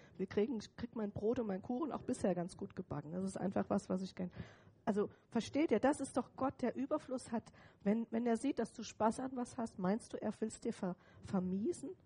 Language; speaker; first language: German; native; German